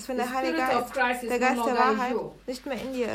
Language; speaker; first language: German; native; German